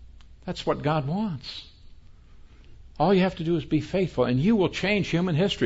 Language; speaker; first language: English; native; English